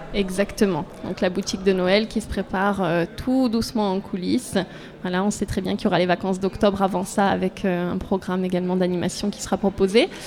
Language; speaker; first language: French; native; French